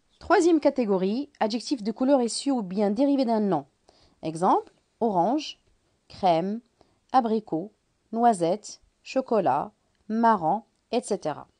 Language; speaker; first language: French; non-native, local second language; Arabic